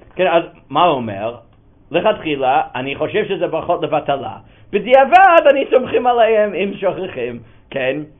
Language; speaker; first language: Hebrew; non-native, fluent; English